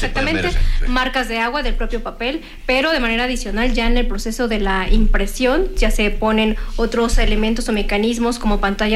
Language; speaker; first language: Spanish; native; Spanish